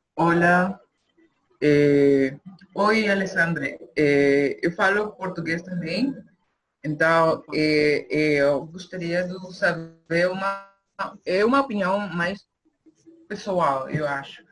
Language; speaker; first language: Portuguese; non-native, fluent; Spanish